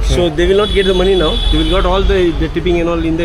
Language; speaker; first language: English; non-native, local second language; Hindi